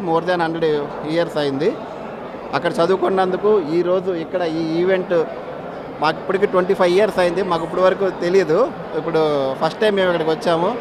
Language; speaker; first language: Telugu; native; Telugu